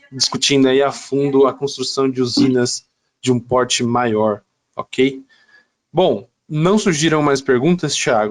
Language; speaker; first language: Portuguese; native; Portuguese